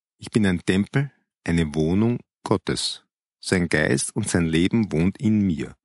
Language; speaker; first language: German; native; German